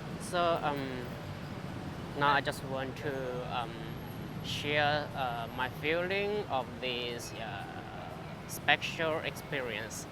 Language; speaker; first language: English; non-native, fluent; Chinese